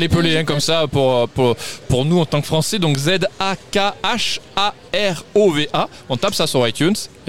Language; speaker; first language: French; native; French